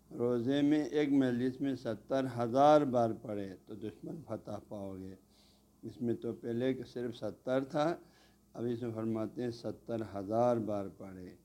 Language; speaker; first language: Urdu; non-native, local second language; Balti